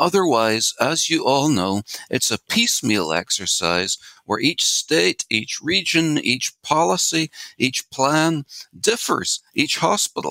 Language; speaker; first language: English; native; English